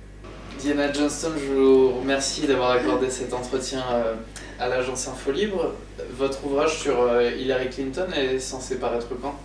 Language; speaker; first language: French; native; French